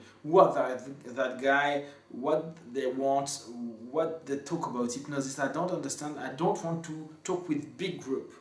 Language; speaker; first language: English; non-native, fluent; French